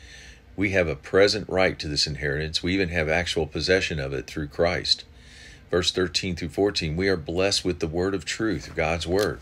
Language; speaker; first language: English; native; English